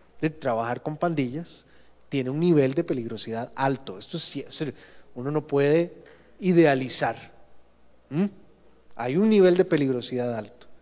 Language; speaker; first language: Spanish; native; Spanish